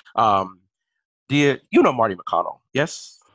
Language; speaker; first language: English; early bilingual, other home language; Haitian Creole